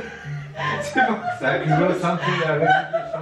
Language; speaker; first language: French; non-native, learner; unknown